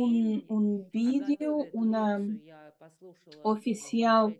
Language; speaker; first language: Spanish; non-native, fluent; Russian